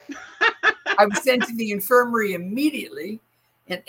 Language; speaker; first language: English; native; English